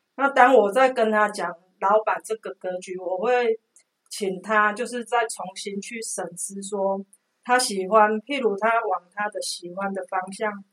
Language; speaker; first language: Chinese; non-native, local second language; Min Nan Chinese